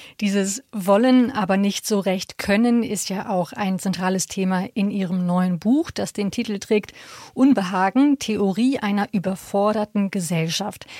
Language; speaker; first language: German; native; German